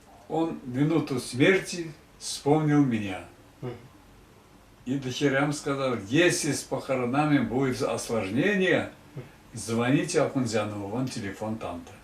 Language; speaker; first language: Russian; non-native, local second language; Tatar